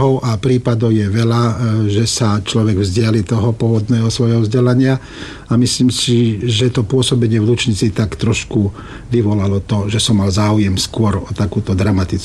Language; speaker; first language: Slovak; native; Slovak